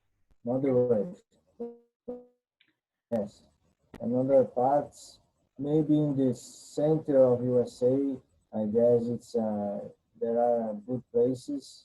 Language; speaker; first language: English; non-native, learner; Portuguese